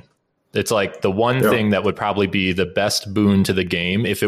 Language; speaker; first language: English; native; English